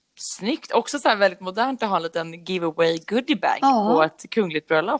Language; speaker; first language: Swedish; native; Swedish